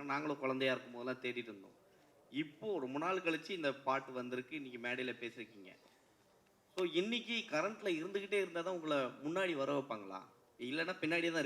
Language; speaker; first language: Tamil; native; Tamil